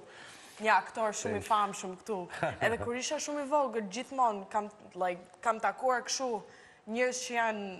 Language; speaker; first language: Albanian; early bilingual, heritage; Albanian